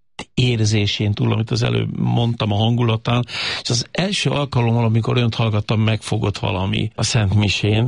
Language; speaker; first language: Hungarian; native; Hungarian